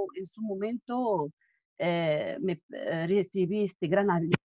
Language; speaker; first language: Spanish; non-native, fluent; Arabic